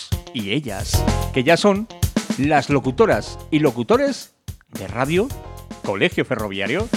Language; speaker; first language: Spanish; native; Spanish